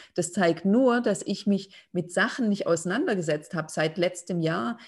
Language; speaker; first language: German; non-native, fluent; Lithuanian